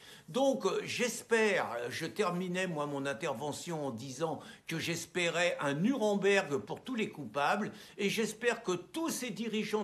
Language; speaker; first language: French; native; French